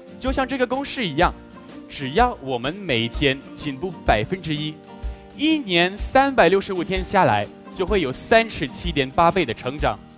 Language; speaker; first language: Chinese; non-native, fluent; French